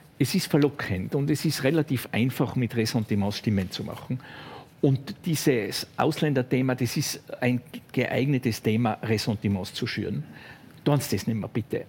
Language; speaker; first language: German; native; German